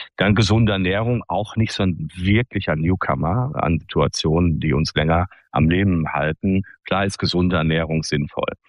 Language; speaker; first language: German; native; German